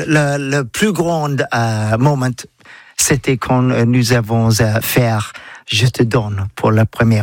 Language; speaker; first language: French; non-native, learner; English